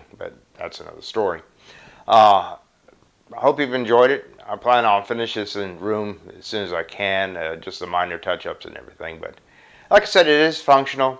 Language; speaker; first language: English; native; English